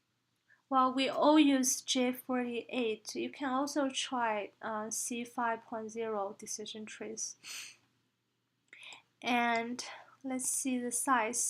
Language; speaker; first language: English; non-native, fluent; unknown